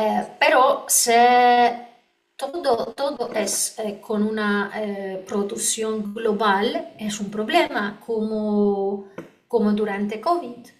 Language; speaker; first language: Spanish; non-native, learner; Polish